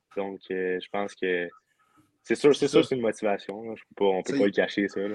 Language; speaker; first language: French; native; French